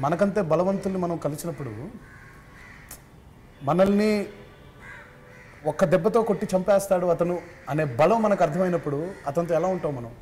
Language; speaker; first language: Telugu; native; Telugu